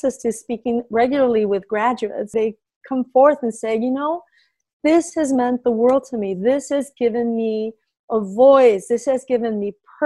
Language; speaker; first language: English; early bilingual, other home language; Spanish